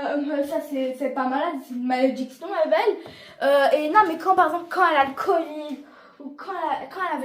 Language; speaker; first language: French; native; French